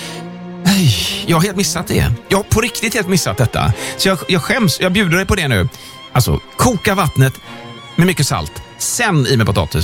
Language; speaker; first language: Swedish; native; Swedish